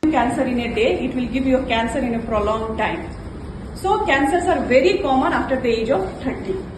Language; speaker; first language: English; non-native, local second language; Bangla